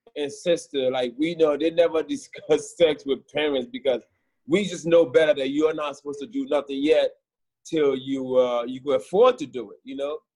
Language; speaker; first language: English; native; English